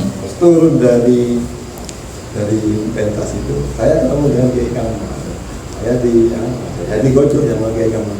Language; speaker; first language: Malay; non-native, local second language; Javanese